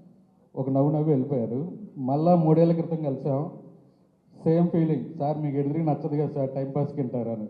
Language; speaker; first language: Telugu; native; Telugu